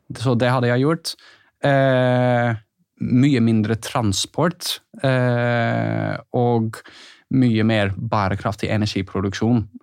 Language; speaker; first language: Norwegian; non-native, fluent; Dutch